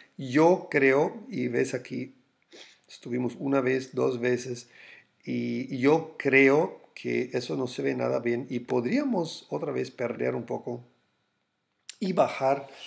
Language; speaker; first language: Spanish; non-native, fluent; German